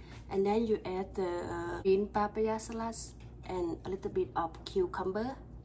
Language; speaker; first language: English; non-native, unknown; Thai